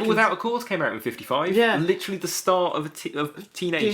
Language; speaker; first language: English; native; English